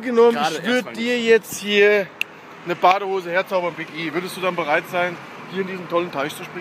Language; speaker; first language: German; native; German